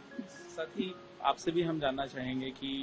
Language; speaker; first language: Hindi; native; Hindi